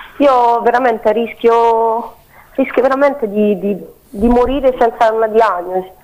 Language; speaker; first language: Italian; native; Italian